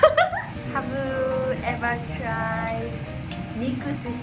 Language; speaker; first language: English; non-native, fluent; Japanese